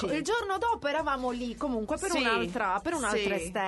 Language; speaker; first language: Italian; native; Italian